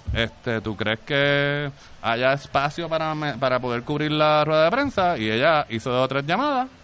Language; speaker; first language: Spanish; native; Spanish